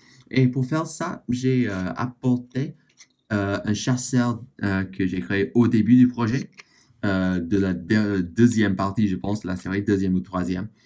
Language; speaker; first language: French; non-native, fluent; English